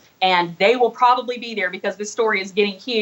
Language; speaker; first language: English; native; English